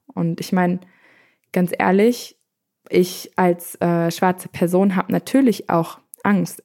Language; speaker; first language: German; native; German